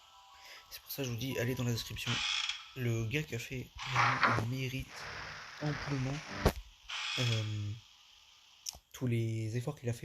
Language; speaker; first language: French; native; French